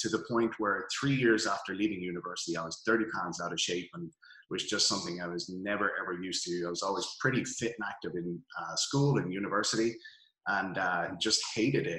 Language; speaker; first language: English; native; English